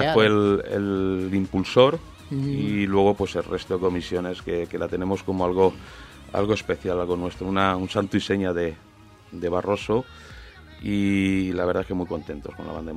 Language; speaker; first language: Spanish; native; Spanish